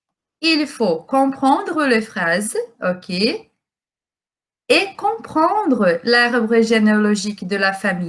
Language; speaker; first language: French; non-native, fluent; Portuguese